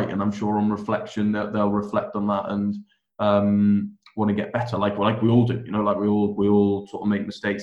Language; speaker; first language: English; native; English